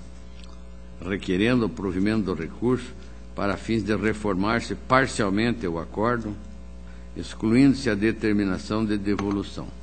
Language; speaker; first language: Portuguese; native; Portuguese